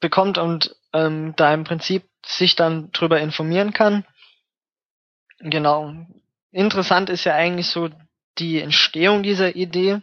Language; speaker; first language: German; native; German